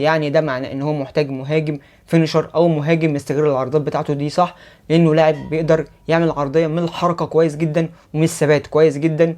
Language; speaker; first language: Arabic; native; Arabic